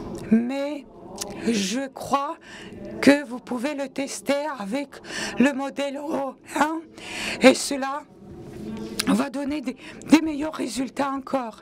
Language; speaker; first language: French; non-native, local second language; Latvian